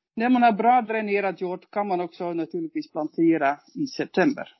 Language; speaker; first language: Swedish; non-native, learner; Dutch